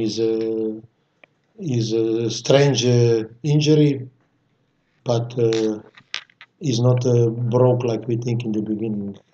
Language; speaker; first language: English; non-native, fluent; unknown